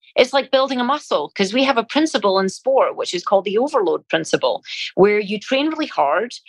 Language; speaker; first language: English; native; English